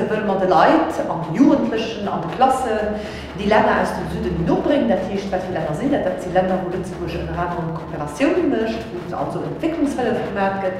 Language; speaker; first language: German; non-native, local second language; Luxembourgish